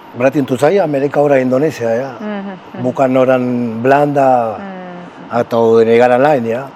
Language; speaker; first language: Indonesian; non-native, fluent; Spanish